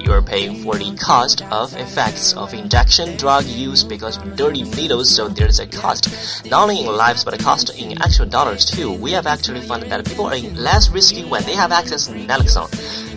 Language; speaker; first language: English; non-native, fluent; Chinese